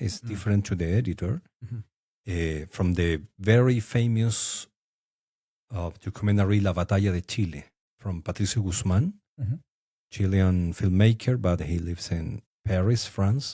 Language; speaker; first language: English; non-native, fluent; Spanish